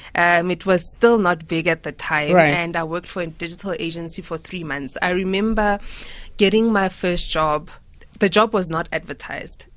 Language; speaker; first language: English; non-native, local second language; Tswana